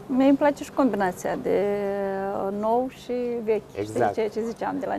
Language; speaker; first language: Romanian; native; Romanian